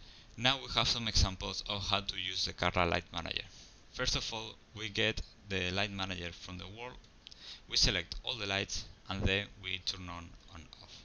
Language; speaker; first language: English; non-native, fluent; Spanish